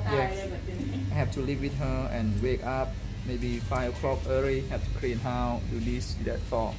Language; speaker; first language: English; non-native, learner; Thai